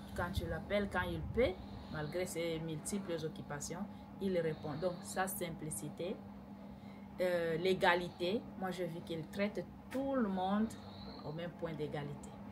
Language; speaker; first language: French; non-native, local second language; Lingala